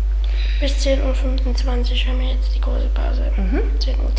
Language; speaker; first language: German; native; German